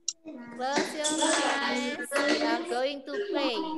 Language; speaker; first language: English; non-native, fluent; Indonesian